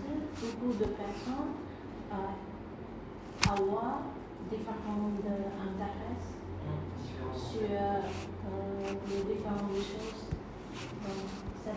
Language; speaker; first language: French; non-native, learner; Khmer